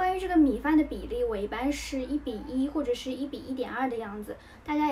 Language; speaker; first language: Chinese; native; Chinese